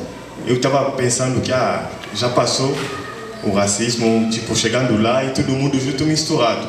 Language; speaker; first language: Portuguese; non-native, fluent; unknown